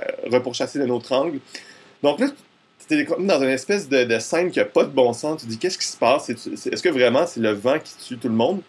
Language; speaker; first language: French; native; French